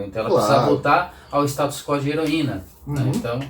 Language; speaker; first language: Portuguese; native; Portuguese